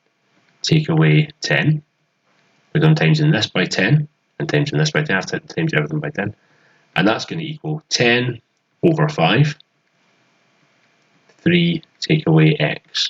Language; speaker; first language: English; native; English